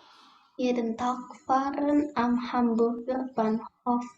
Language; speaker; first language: German; non-native, learner; Indonesian